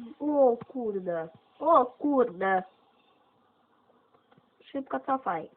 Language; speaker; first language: Polish; native; Polish